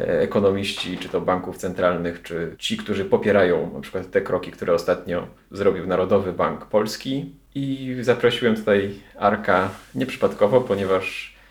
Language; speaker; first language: Polish; native; Polish